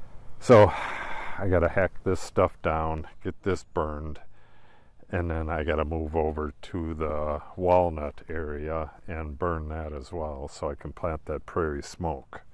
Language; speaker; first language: English; native; English